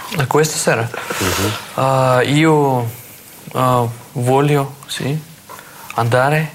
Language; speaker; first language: Italian; non-native, learner; Russian